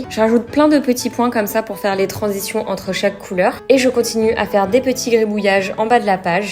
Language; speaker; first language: French; native; French